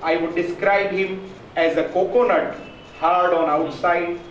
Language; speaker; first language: English; non-native, local second language; Gujarati